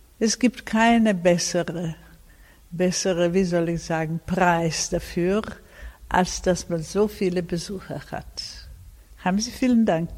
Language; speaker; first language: German; non-native, fluent; Serbian